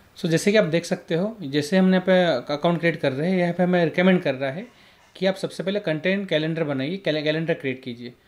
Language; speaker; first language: Hindi; native; Hindi